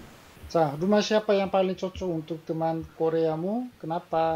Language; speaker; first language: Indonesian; non-native, fluent; Korean